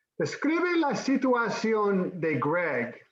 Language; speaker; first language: Spanish; non-native, fluent; English